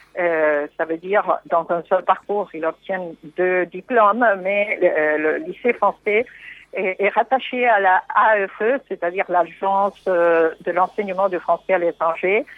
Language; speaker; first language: French; non-native, fluent; Spanish